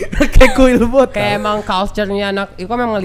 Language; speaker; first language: Indonesian; native; Indonesian